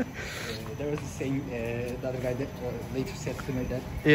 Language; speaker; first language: English; non-native, learner; Turkish